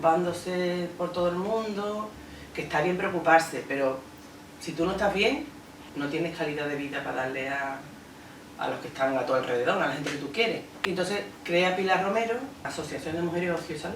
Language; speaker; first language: Spanish; native; Spanish